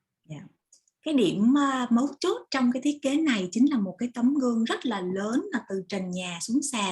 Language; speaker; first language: Vietnamese; native; Vietnamese